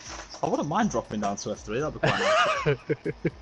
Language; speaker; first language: English; native; English